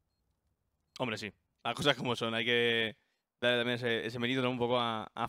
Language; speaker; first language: Spanish; native; Spanish